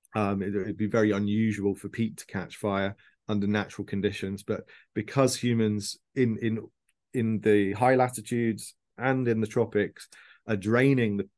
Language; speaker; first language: English; native; English